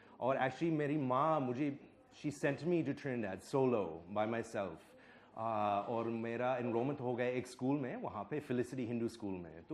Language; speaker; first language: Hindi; non-native, fluent; English